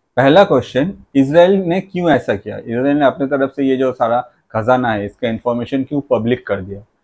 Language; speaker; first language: Hindi; non-native, local second language; Bangla